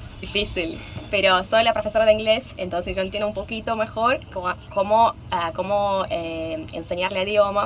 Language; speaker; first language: Spanish; non-native, fluent; Russian